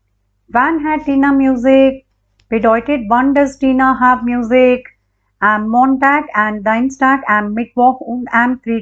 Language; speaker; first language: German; non-native, learner; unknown